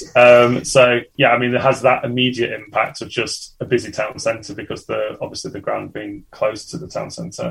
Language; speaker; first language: English; native; English